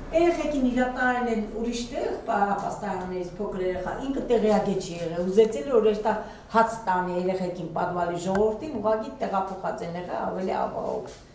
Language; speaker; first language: Armenian; native; Armenian